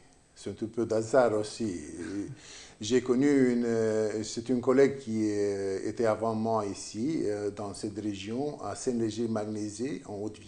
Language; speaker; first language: French; non-native, fluent; Romanian